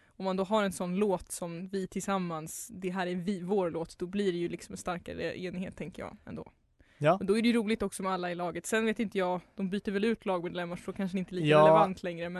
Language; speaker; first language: Swedish; native; Swedish